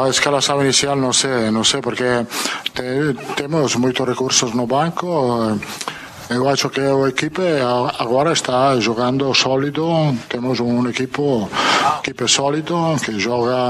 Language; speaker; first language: Portuguese; non-native, fluent; Italian